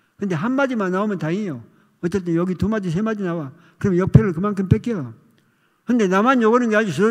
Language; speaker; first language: Korean; native; Korean